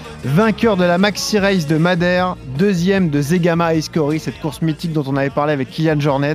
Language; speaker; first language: French; native; French